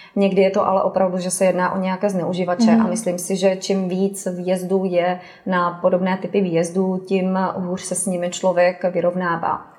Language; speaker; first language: Czech; native; Czech